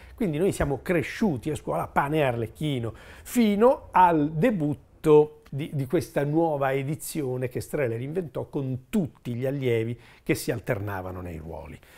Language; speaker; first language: Italian; native; Italian